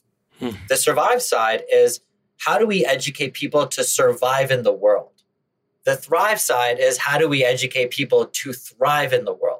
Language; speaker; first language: English; native; English